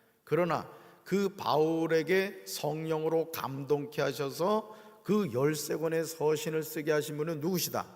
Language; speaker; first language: Korean; native; Korean